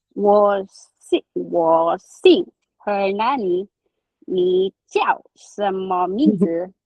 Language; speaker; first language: Chinese; non-native, learner; Filipino